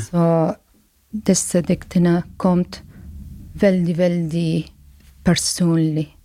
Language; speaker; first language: Norwegian; non-native, learner; Arabic